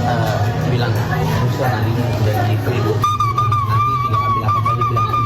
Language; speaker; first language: Indonesian; native; Indonesian